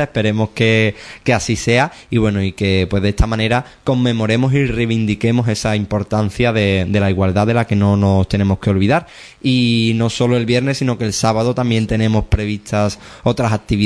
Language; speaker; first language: Spanish; native; Spanish